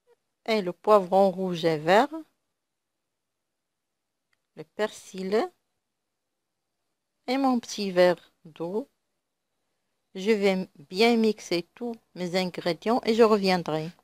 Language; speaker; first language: French; non-native, local second language; Arabic